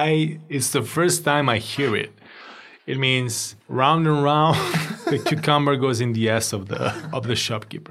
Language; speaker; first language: English; non-native, fluent; Italian